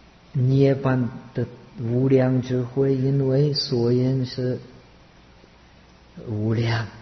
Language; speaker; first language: Chinese; non-native, fluent; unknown